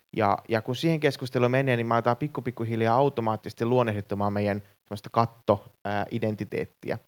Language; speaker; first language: Finnish; native; Finnish